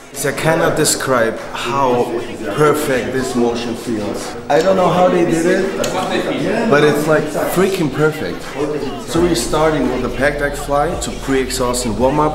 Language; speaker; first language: English; non-native, fluent; German